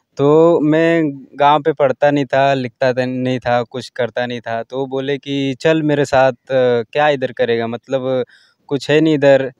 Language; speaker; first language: Hindi; native; Hindi